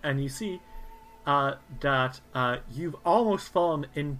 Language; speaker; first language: English; native; English